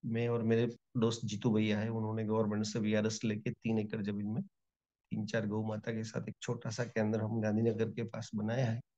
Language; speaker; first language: Hindi; non-native, local second language; Gujarati